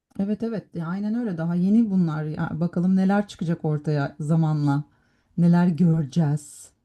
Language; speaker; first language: Turkish; native; Turkish